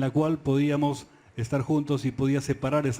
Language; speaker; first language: Spanish; native; Spanish